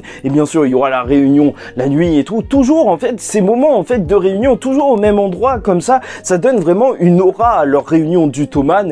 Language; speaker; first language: French; native; French